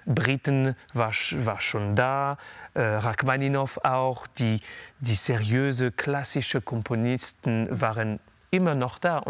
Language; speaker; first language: German; non-native, fluent; French